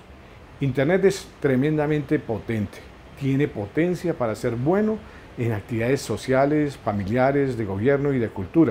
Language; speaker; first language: Spanish; native; Spanish